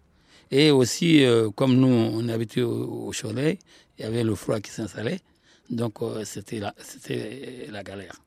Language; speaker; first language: French; non-native, local second language; Soninke